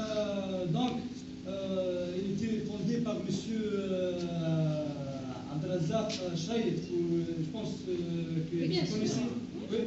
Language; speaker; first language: French; non-native, local second language; Arabic